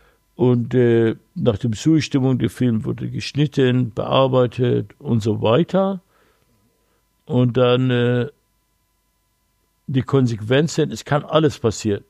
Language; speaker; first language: German; non-native, learner; Persian